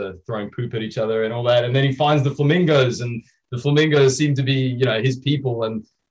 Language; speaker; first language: English; native; English